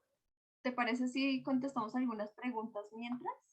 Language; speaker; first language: Spanish; native; Spanish